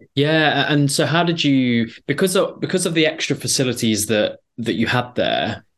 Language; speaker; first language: English; native; English